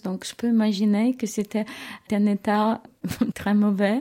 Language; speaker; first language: French; non-native, learner; Ukrainian